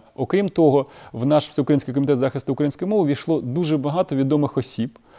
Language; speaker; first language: Ukrainian; non-native, local second language; Russian